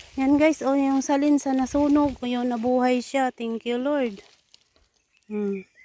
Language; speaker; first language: Filipino; non-native, local second language; Cebuano